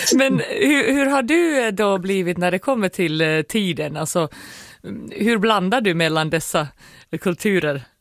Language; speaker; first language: Swedish; native; Swedish